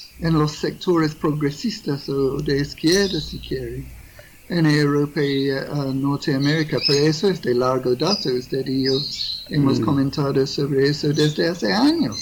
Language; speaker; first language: Spanish; non-native, fluent; English